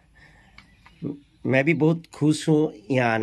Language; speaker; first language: Hindi; non-native, local second language; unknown